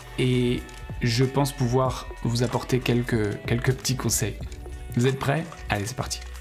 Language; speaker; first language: French; native; French